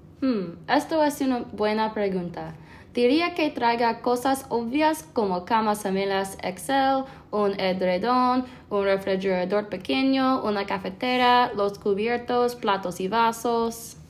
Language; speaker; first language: Spanish; non-native, learner; English